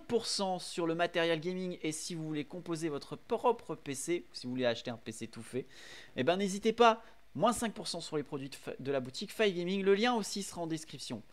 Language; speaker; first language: French; native; French